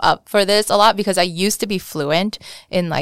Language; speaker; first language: English; early bilingual, other home language; Vietnamese